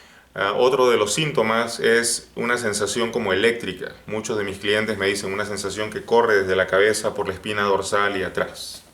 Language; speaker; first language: Spanish; native; Spanish